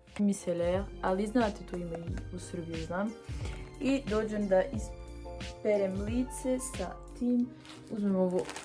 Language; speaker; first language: Bosnian; early bilingual, heritage; Bosnian